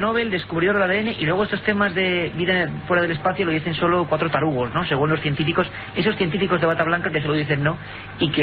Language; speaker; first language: Spanish; native; Spanish